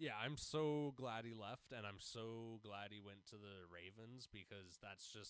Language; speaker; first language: English; native; English